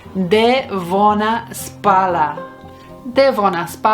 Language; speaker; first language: Ukrainian; non-native, learner; English